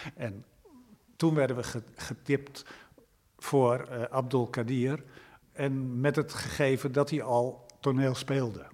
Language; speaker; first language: Dutch; native; Dutch